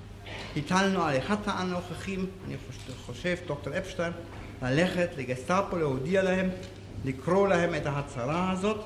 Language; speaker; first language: Hebrew; non-native, fluent; German